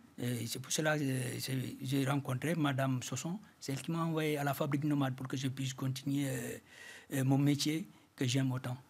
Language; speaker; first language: French; non-native, fluent; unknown